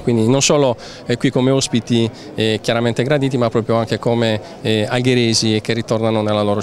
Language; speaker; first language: Italian; native; Italian